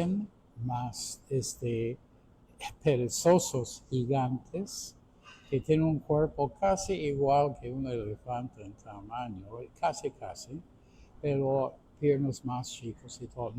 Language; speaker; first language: Spanish; non-native, fluent; English